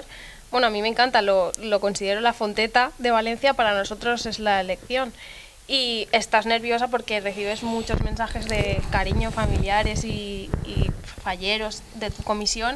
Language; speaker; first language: Spanish; native; Spanish